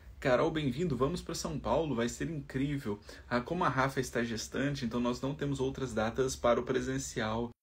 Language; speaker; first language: Portuguese; native; Portuguese